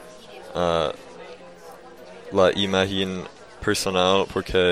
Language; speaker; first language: Spanish; non-native, learner; English